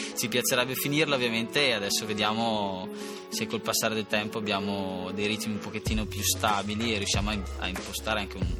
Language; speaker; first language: Italian; native; Italian